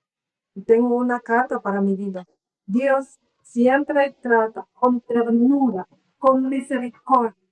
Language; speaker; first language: Spanish; non-native, learner; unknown